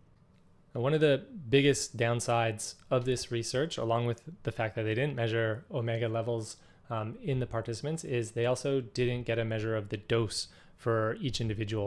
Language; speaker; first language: English; native; English